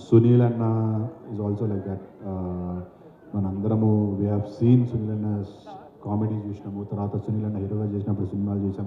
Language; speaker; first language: Telugu; native; Telugu